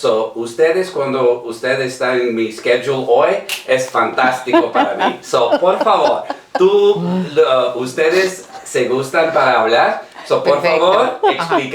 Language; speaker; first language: Spanish; non-native, learner; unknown